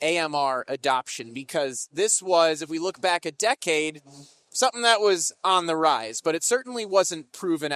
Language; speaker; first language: English; native; English